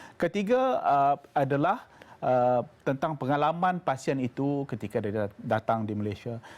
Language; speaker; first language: Malay; native; Malay